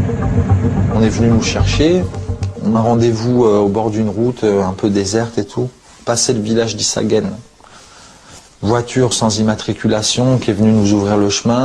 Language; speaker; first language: French; native; French